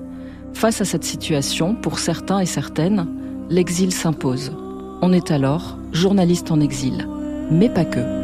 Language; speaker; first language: French; native; French